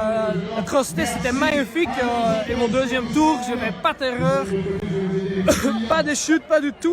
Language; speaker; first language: French; non-native, learner; Dutch